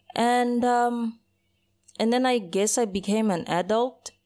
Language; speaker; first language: English; early bilingual, other home language; Portuguese